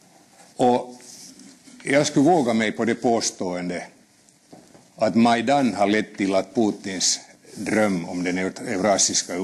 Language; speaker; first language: Swedish; native; Swedish